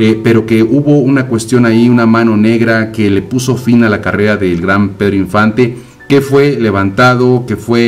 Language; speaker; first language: Spanish; native; Spanish